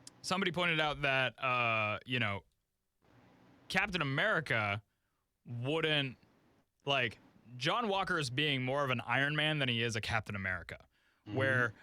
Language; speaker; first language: English; native; English